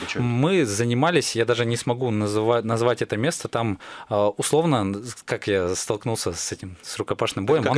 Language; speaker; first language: Russian; native; Russian